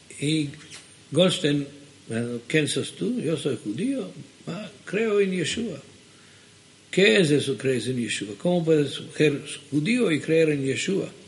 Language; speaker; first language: Spanish; early bilingual, heritage; Spanish